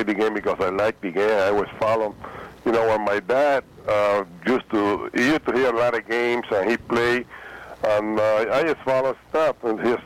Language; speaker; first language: English; non-native, fluent; Spanish